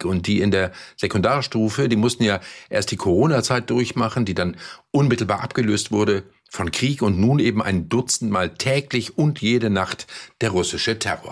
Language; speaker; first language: German; native; German